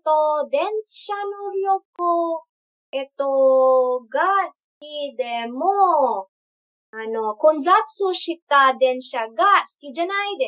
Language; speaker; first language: Japanese; non-native, learner; English